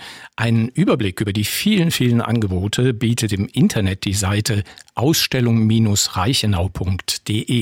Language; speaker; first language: German; native; German